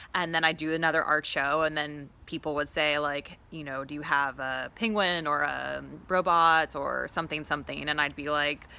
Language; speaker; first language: English; native; English